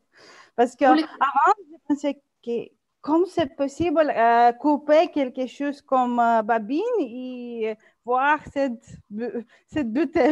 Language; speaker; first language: French; non-native, learner; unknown